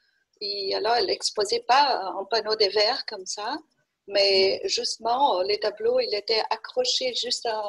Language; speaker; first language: French; non-native, fluent; Portuguese